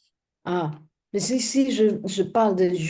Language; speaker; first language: French; non-native, fluent; Chinese